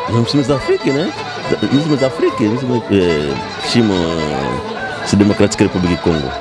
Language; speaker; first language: Czech; non-native, learner; Lingala